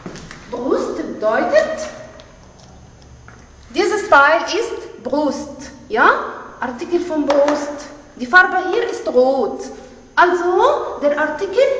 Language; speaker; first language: German; non-native, fluent; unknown